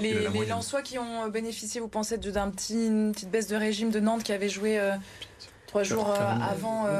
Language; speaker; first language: French; native; French